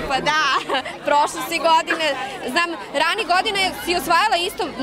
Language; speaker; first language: Serbian; native; Serbian